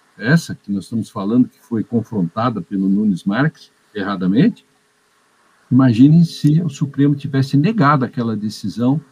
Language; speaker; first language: Portuguese; native; Portuguese